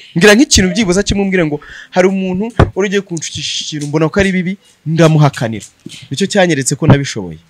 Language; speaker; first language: Kinyarwanda; native; Kinyarwanda